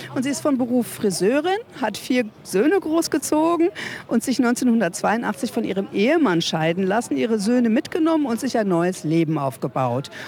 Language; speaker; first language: German; native; German